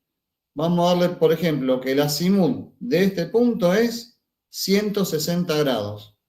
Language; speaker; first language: Spanish; native; Spanish